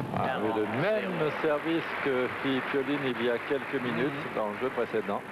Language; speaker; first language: French; native; French